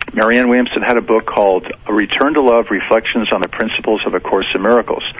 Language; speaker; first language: English; native; English